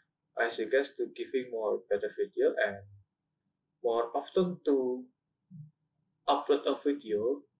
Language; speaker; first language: English; non-native, learner; Indonesian